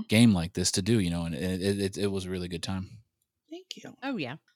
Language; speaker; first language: English; native; English